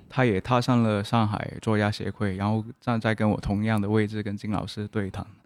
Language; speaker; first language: Chinese; non-native, local second language; Cantonese